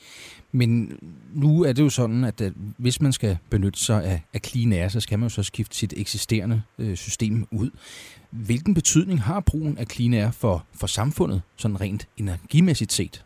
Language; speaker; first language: Danish; native; Danish